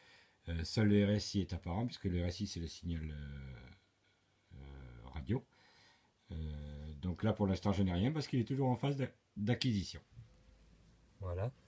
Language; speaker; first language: French; native; French